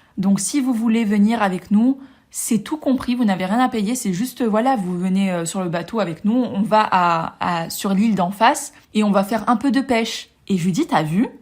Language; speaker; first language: French; native; French